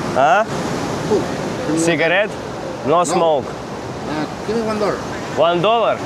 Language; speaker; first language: English; non-native, learner; Ukrainian